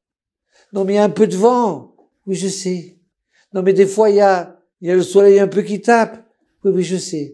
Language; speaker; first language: French; native; French